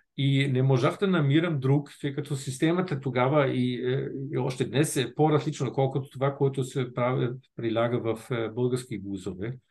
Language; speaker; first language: Bulgarian; non-native, fluent; German